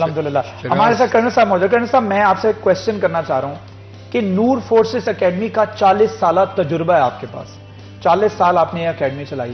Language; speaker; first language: Hindi; non-native, local second language; Punjabi